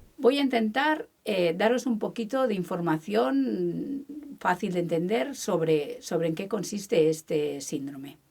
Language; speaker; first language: Spanish; native; Spanish